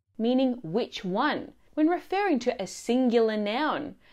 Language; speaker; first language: English; early bilingual, other home language; Italian